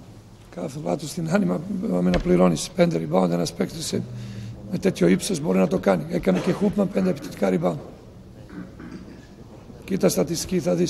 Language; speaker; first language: Greek; non-native, fluent; Serbian